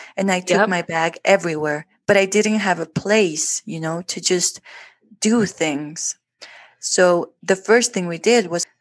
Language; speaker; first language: English; non-native, fluent; Spanish